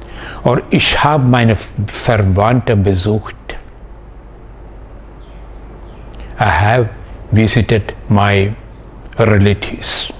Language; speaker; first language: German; non-native, fluent; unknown